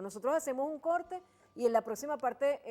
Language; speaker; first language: Spanish; native; Spanish